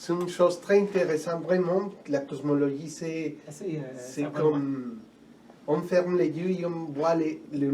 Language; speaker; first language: French; non-native, fluent; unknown